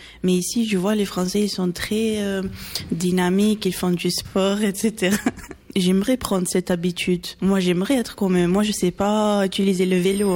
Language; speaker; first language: French; early bilingual, other home language; Portuguese